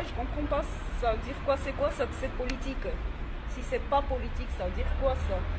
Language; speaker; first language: French; non-native, learner; Armenian